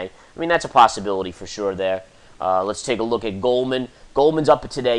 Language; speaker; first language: English; native; English